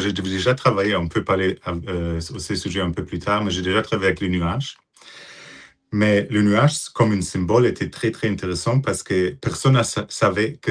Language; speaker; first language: French; non-native, fluent; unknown